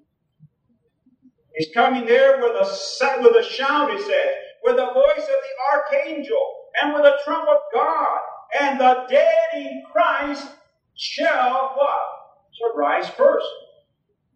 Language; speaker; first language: English; early bilingual, other home language; Spanish